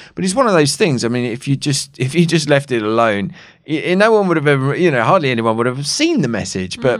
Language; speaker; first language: English; native; English